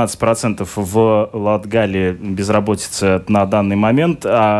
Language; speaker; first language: Russian; native; Russian